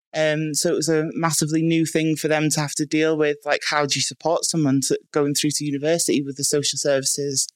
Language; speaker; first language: English; native; English